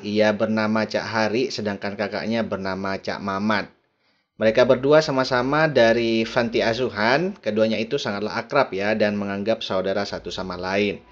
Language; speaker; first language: Indonesian; native; Indonesian